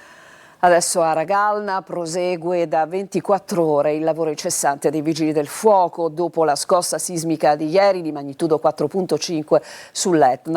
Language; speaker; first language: Italian; native; Italian